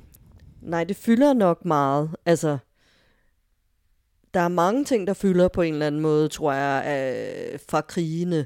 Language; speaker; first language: Danish; native; Danish